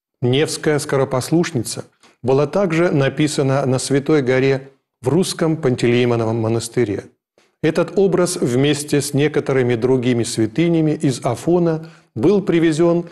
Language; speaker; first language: Russian; native; Russian